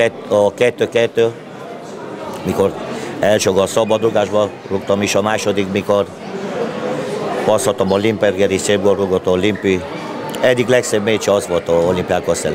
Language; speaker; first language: Hungarian; non-native, fluent; Romanian